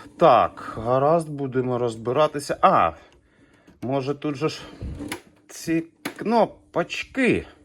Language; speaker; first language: Ukrainian; non-native, local second language; Russian